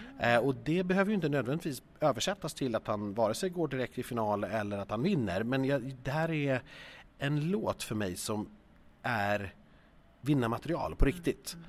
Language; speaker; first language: Swedish; native; Swedish